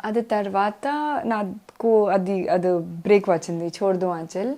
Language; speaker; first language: Telugu; non-native, learner; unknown